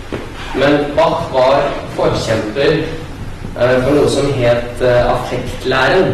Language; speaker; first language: Norwegian; early bilingual, other home language; Russian